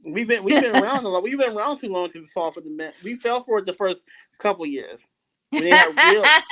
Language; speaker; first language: English; native; English